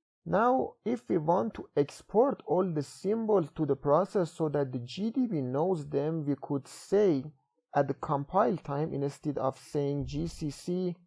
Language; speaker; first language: English; non-native, fluent; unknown